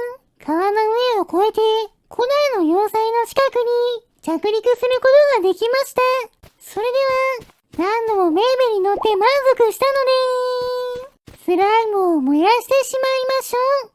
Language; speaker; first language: Japanese; native; Japanese